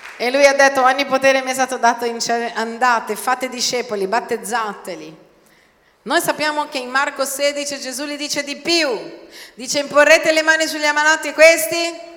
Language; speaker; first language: Italian; non-native, fluent; Portuguese